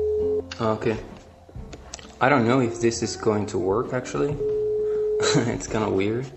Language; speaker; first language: English; non-native, fluent; Spanish